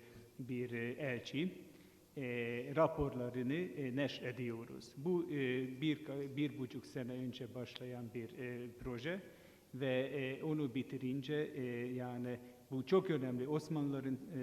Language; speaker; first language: Turkish; non-native, fluent; Hungarian